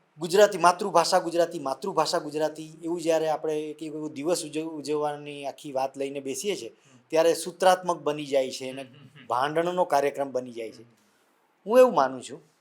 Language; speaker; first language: Gujarati; non-native, local second language; Vasavi